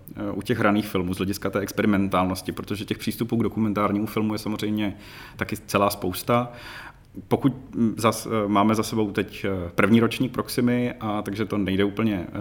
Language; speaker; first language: Czech; native; Czech